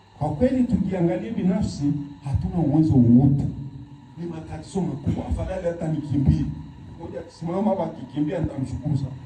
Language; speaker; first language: Swahili; native; Swahili